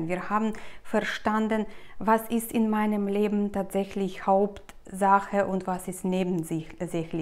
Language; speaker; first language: German; non-native, fluent; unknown